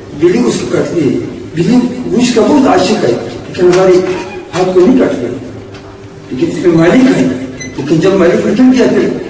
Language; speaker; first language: Urdu; non-native, local second language; Pashto